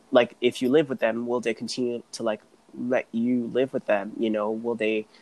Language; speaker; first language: English; non-native, fluent; Rundi